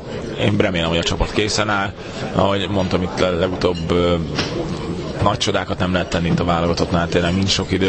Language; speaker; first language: Hungarian; native; Hungarian